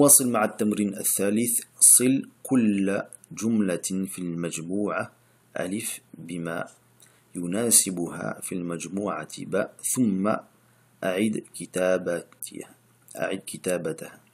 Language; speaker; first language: Arabic; non-native, fluent; French